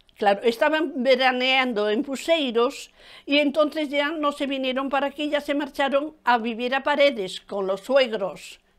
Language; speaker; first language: Spanish; native; Spanish